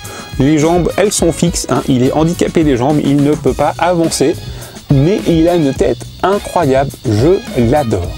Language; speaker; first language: French; native; French